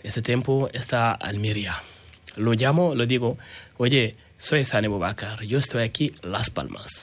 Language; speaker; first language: Spanish; non-native, learner; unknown